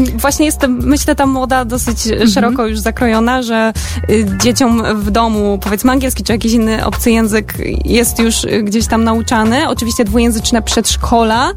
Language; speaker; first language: Polish; native; Polish